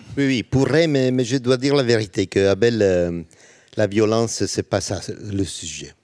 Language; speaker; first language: French; non-native, learner; Italian